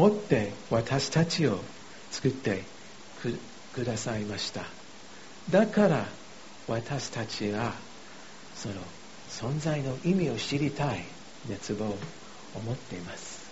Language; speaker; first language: Japanese; non-native, fluent; English